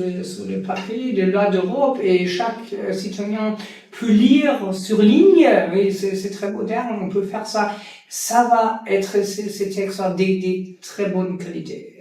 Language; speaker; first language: French; non-native, learner; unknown